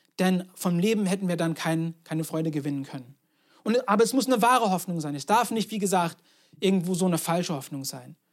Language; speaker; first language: German; non-native, fluent; English